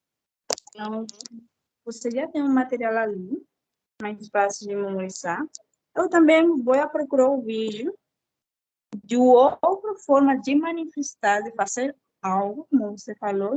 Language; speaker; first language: Portuguese; non-native, fluent; Spanish